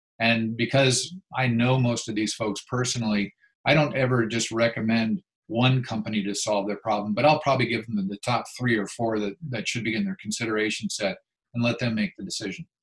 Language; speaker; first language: English; native; English